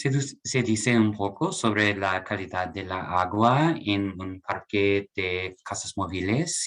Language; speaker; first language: Spanish; non-native, learner; English